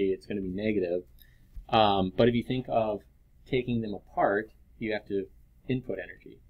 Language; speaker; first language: English; native; English